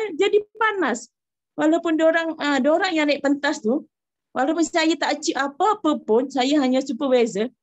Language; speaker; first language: Malay; native; Malay